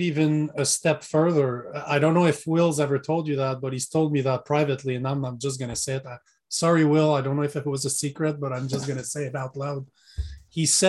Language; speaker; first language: English; non-native, fluent; French